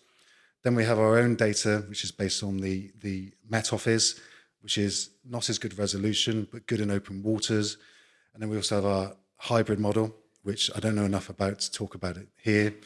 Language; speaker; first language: English; native; English